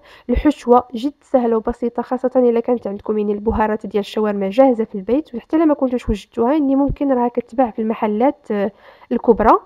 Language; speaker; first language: Arabic; native; Arabic